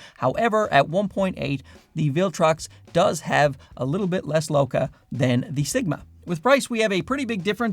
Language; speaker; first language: English; native; English